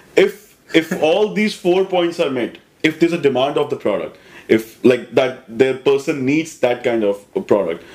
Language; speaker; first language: English; non-native, local second language; Hindi